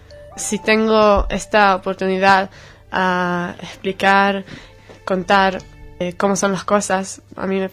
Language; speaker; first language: Spanish; non-native, fluent; Hebrew